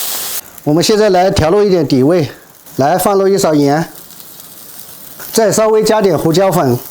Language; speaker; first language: Chinese; native; Chinese